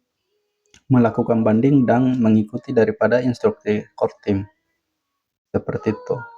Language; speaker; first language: Indonesian; native; Indonesian